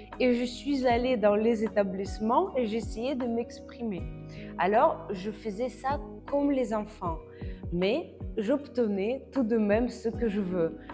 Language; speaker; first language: French; non-native, fluent; Russian